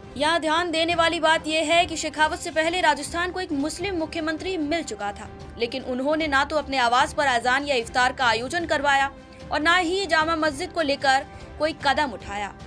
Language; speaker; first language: Hindi; native; Hindi